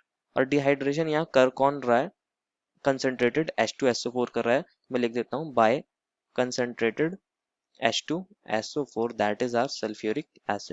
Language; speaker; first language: Hindi; native; Hindi